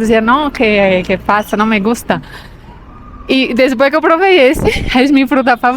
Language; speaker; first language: Spanish; non-native, fluent; Portuguese